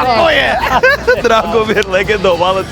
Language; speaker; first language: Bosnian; non-native, learner; English